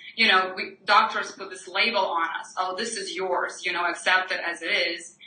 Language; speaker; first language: English; non-native, fluent; Ukrainian